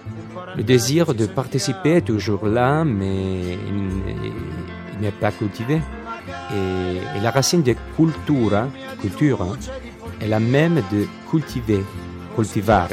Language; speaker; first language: French; non-native, fluent; Italian